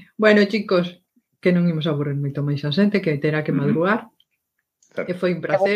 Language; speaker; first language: Galician; non-native, local second language; Spanish